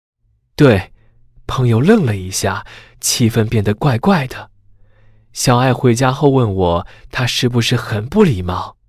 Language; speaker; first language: Chinese; native; Chinese